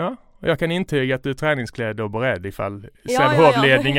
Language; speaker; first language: Swedish; native; Swedish